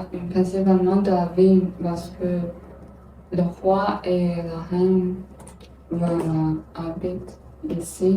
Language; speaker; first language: French; non-native, learner; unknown